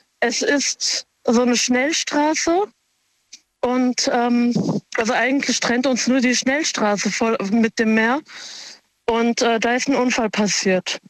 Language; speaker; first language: German; native; German